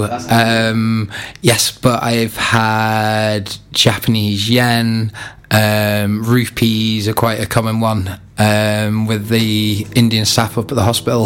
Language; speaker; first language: English; native; English